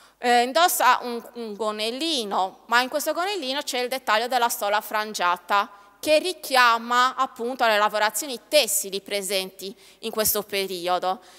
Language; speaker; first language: Italian; native; Italian